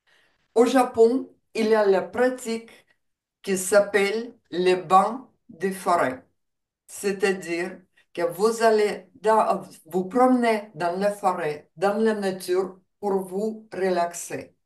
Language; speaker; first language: French; non-native, fluent; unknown